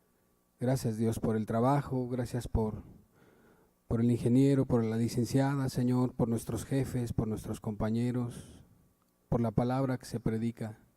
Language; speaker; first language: Spanish; native; Spanish